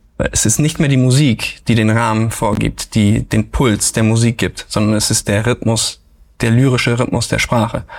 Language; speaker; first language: German; native; German